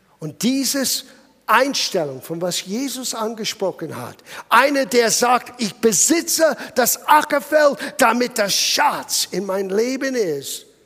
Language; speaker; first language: German; non-native, fluent; English